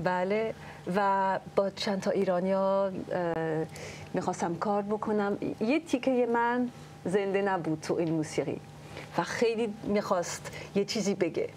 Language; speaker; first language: Persian; early bilingual, heritage; French